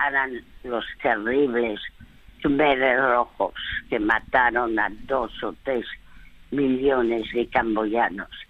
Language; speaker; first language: Spanish; early bilingual, other home language; French